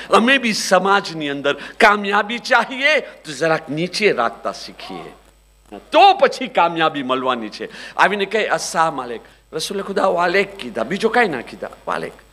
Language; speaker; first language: Gujarati; early bilingual, heritage; Gujarati